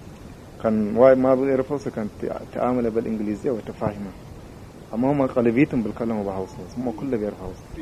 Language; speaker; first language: Arabic; native; Arabic